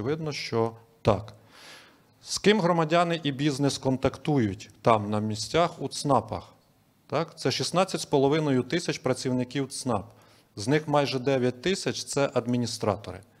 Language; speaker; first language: Ukrainian; native; Ukrainian